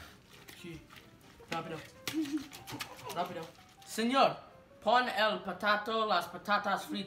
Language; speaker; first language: Spanish; non-native, learner; English